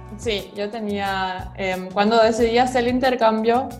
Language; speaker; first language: Spanish; non-native, fluent; German